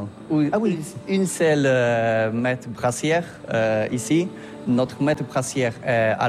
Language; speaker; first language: French; non-native, learner; Polish